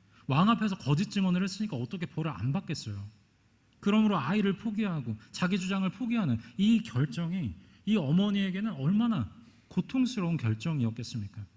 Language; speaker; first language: Korean; native; Korean